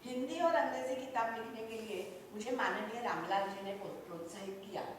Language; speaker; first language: Hindi; non-native, local second language; Marathi